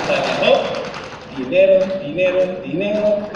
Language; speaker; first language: Spanish; non-native, learner; French